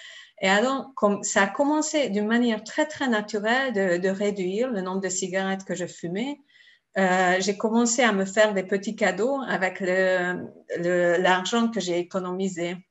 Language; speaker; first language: French; non-native, fluent; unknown